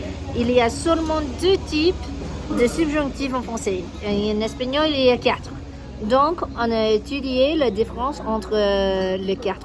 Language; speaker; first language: French; non-native, learner; English